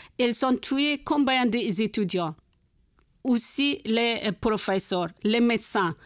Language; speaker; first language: French; non-native, learner; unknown